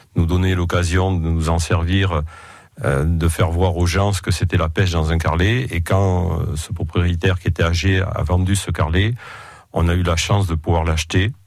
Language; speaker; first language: French; native; French